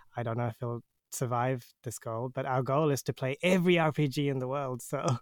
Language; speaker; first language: English; native; English